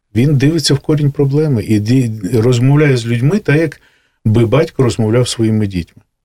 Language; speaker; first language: Ukrainian; native; Ukrainian